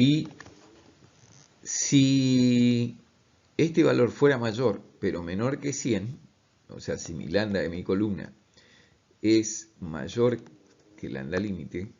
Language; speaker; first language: Spanish; native; Spanish